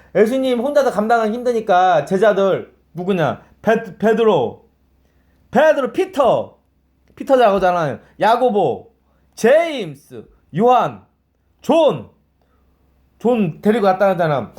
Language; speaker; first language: Korean; native; Korean